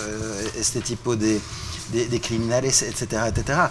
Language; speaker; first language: Spanish; non-native, fluent; French